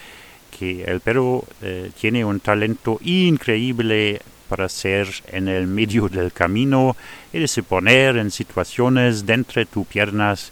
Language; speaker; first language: Spanish; non-native, fluent; Luxembourgish